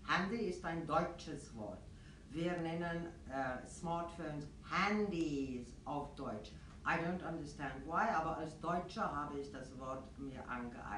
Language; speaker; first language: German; non-native, fluent; Afrikaans